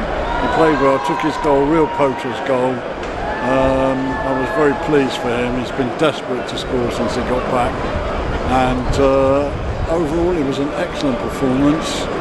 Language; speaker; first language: English; native; English